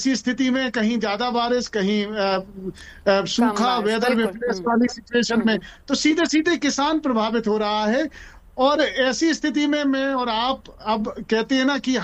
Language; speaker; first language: Hindi; native; Hindi